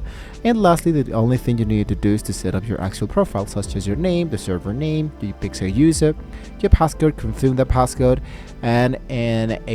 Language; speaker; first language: English; non-native, fluent; Spanish